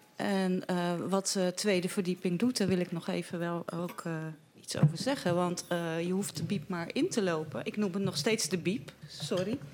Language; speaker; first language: Dutch; native; Dutch